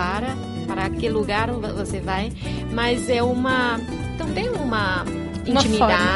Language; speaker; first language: Portuguese; non-native, fluent; Chinese